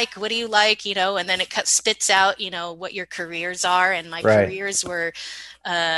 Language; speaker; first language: English; native; English